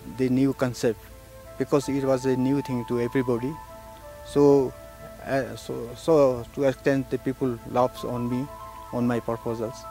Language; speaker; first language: English; non-native, local second language; Ladakhi